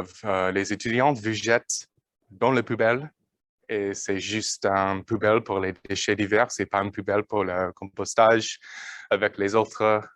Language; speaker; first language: French; non-native, learner; English